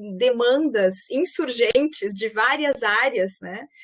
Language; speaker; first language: Portuguese; native; Portuguese